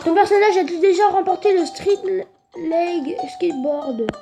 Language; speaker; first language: French; native; French